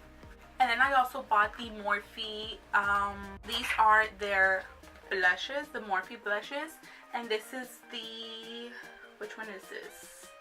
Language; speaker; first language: English; native; English